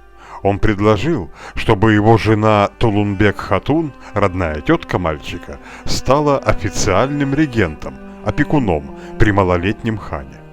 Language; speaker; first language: Russian; native; Russian